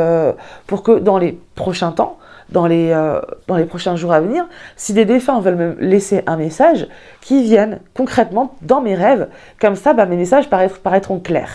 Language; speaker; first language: French; native; French